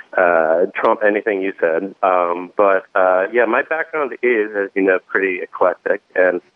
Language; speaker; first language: English; native; English